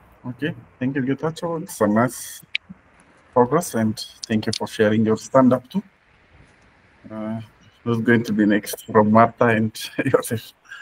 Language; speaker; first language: English; non-native, fluent; Amharic